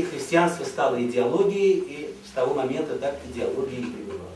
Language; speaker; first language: Russian; native; Russian